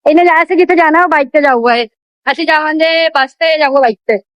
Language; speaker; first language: Hindi; non-native, local second language; Punjabi